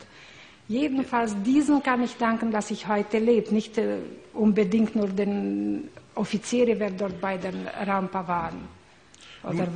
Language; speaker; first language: German; non-native, learner; Hungarian